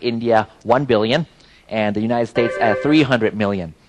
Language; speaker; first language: English; non-native, fluent; Thai